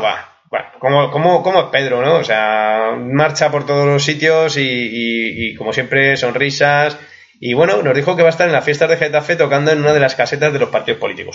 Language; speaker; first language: Spanish; native; Spanish